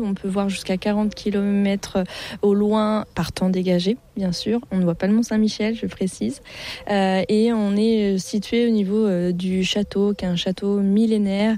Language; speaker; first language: French; native; French